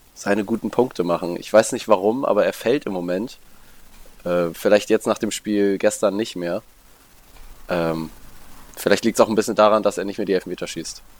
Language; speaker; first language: German; native; German